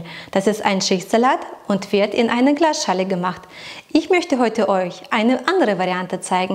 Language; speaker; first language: German; non-native, fluent; Russian